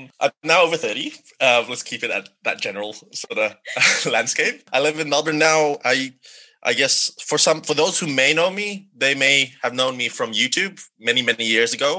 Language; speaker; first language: English; non-native, local second language; Malay